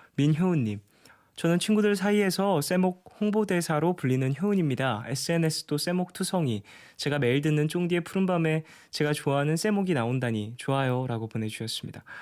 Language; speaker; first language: Korean; native; Korean